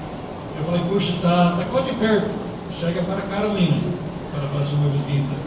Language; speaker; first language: Portuguese; non-native, fluent; English